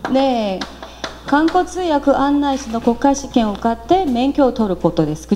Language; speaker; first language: Japanese; non-native, fluent; Korean